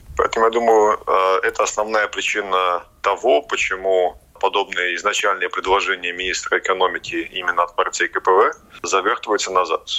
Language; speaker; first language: Russian; non-native, local second language; Latvian